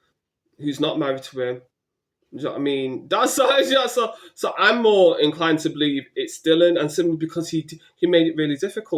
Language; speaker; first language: English; native; English